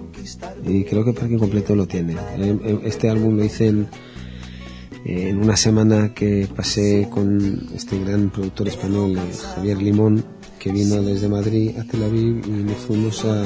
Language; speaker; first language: Spanish; non-native, fluent; Hebrew